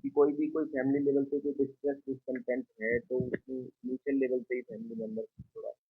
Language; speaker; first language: Hindi; non-native, local second language; Punjabi